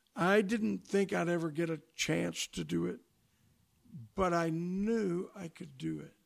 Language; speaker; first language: English; native; English